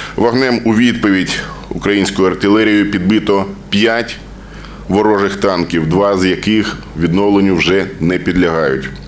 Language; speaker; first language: Ukrainian; native; Ukrainian